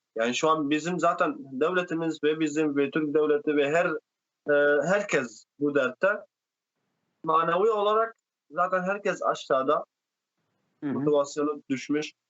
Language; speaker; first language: Turkish; non-native, fluent; Arabic